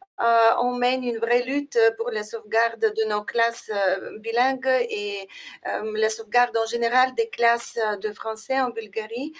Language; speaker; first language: French; non-native, fluent; Bulgarian